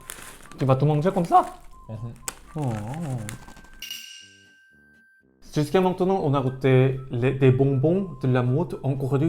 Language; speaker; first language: French; non-native, learner; Korean